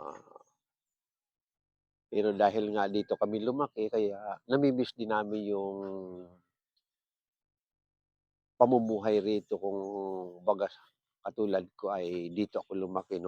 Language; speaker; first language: Filipino; native; Filipino